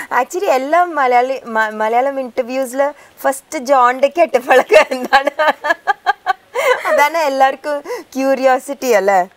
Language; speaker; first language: Malayalam; early bilingual, heritage; Malayalam